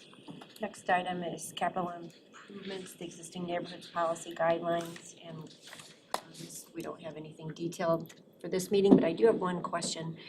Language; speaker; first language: English; native; English